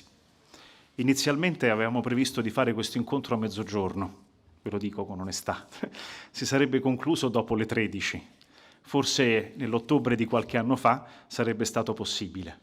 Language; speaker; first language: Italian; native; Italian